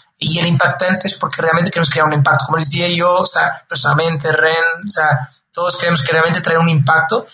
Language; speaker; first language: Spanish; non-native, fluent; Portuguese